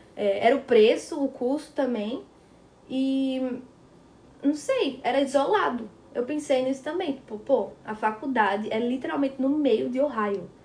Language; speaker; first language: Portuguese; native; Portuguese